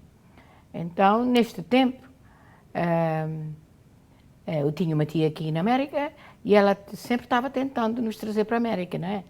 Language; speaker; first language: Portuguese; non-native, local second language; Kabuverdianu